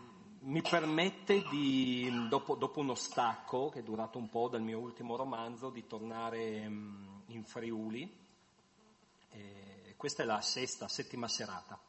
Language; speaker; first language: Italian; native; Italian